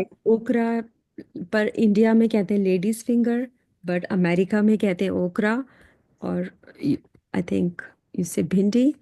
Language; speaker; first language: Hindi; native; Hindi